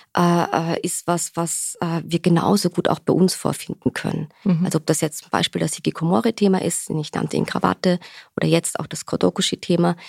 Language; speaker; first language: German; native; German